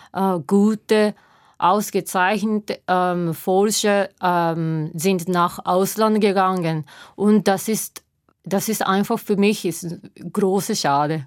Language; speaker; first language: German; non-native, fluent; Japanese